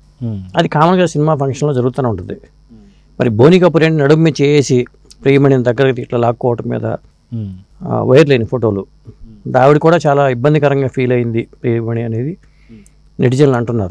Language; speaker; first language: Telugu; native; Telugu